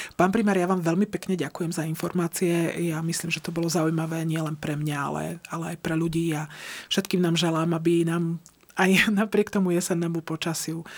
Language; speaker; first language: Slovak; native; Slovak